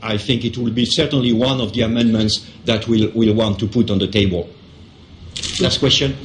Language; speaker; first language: English; non-native, fluent; French